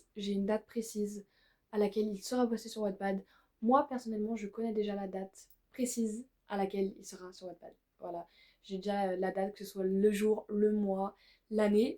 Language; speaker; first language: French; native; French